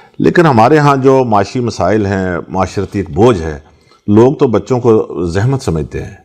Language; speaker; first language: Urdu; native; Urdu